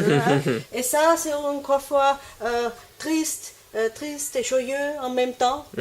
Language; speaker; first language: French; non-native, learner; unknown